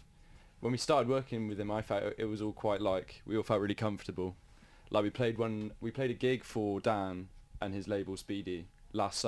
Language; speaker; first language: English; native; English